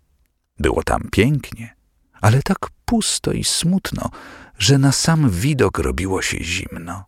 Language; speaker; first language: Polish; native; Polish